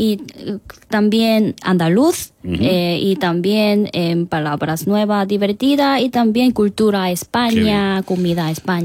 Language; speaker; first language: Spanish; non-native, learner; Korean